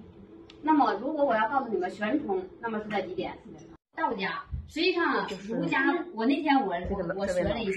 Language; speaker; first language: Chinese; native; Chinese